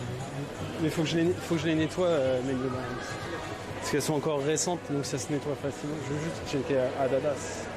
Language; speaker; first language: French; native; French